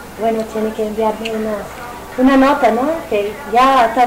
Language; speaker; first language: Spanish; non-native, fluent; English